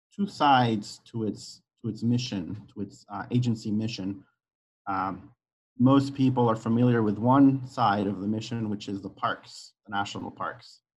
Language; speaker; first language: English; non-native, fluent; Spanish